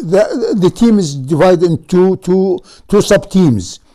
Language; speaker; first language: English; non-native, fluent; Arabic